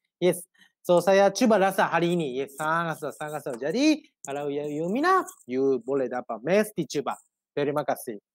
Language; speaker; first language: Malay; non-native, learner; Japanese